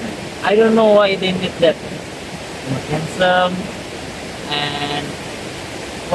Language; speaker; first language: English; non-native, learner; Indonesian